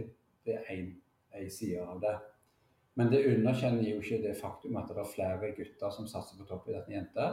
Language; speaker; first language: Norwegian; native; Norwegian